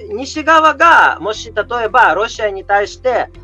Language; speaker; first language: Japanese; non-native, fluent; Russian